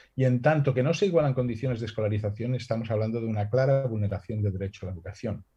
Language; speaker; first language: Spanish; non-native, local second language; Catalan